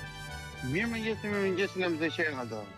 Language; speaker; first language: Albanian; native; Albanian